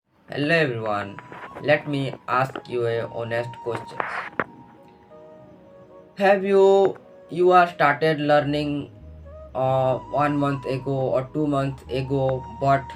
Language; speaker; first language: English; non-native, local second language; Odia